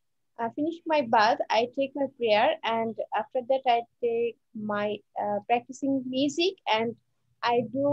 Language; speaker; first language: English; non-native, learner; Bangla